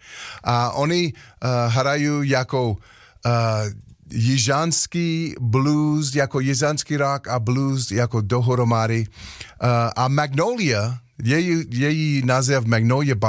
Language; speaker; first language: Czech; non-native, learner; English